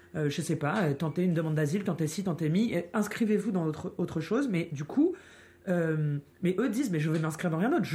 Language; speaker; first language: French; native; French